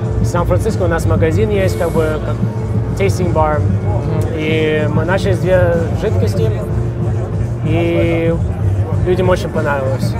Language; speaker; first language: Russian; early bilingual, heritage; Russian